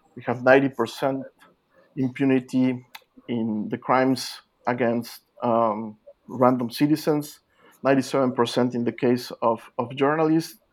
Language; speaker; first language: English; non-native, fluent; Spanish